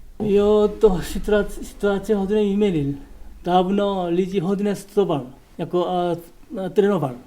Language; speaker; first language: Czech; non-native, learner; Korean